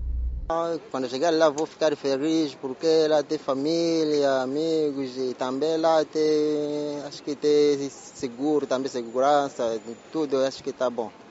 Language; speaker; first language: Portuguese; non-native, learner; Kinyarwanda